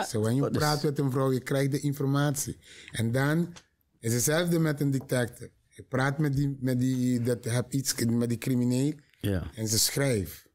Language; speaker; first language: Dutch; non-native, learner; Papiamento